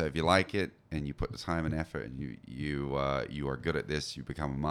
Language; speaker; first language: English; native; English